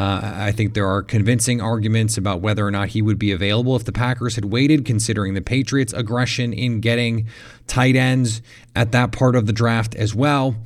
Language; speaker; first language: English; native; English